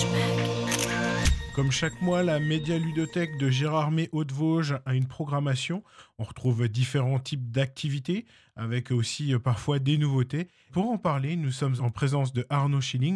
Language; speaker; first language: French; native; French